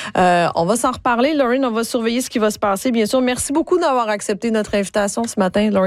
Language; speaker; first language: French; native; French